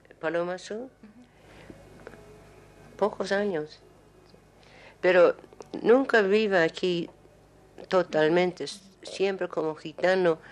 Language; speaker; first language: Spanish; non-native, learner; English